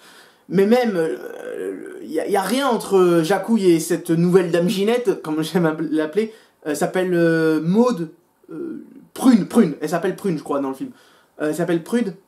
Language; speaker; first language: French; native; French